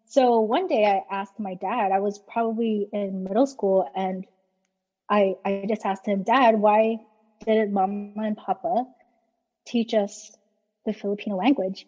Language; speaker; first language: English; native; English